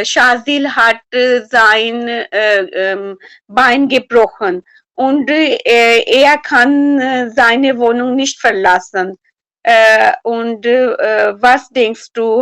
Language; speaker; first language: German; non-native, learner; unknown